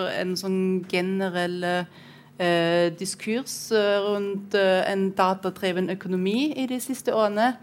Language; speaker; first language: Norwegian; non-native, fluent; German